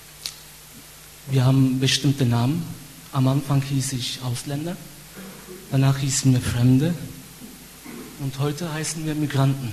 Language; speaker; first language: German; non-native, fluent; Turkish